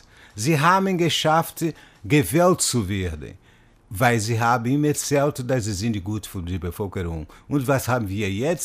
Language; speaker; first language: German; non-native, fluent; Portuguese